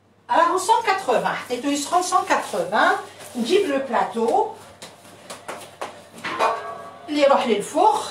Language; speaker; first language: Arabic; native; Arabic